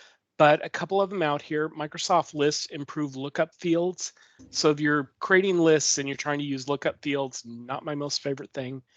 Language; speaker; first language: English; native; English